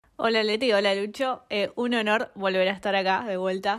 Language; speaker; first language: Spanish; native; Spanish